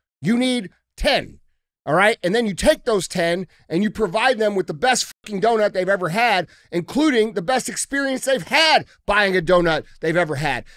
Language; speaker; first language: English; native; English